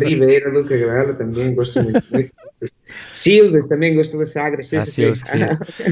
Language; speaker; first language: Portuguese; non-native, learner; Spanish